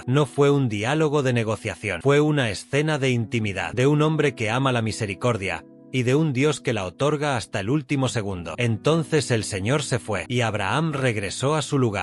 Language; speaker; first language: Spanish; native; Spanish